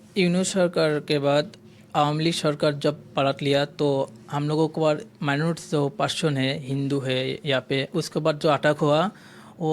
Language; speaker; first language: Hindi; non-native, learner; Bangla